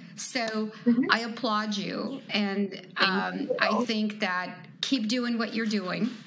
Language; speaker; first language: English; non-native, fluent; Ukrainian